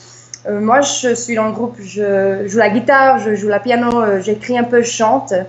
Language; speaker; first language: French; early bilingual, heritage; English